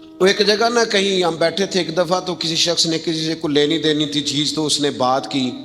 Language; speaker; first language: Urdu; non-native, local second language; Punjabi